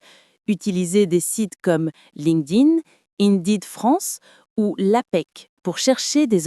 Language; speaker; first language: French; non-native, fluent; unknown